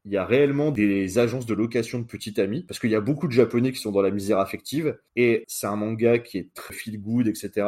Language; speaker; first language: French; native; French